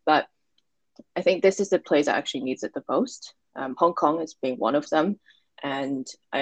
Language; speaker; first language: English; non-native, local second language; Cantonese